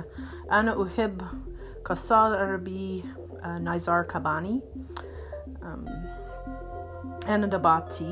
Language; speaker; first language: Arabic; non-native, learner; English